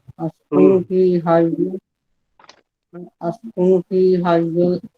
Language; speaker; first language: Arabic; non-native, learner; Divehi